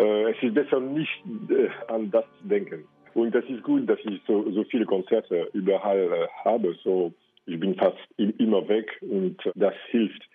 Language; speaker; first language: German; non-native, learner; French